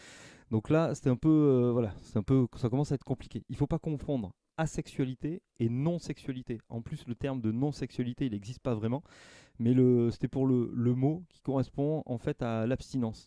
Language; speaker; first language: French; native; French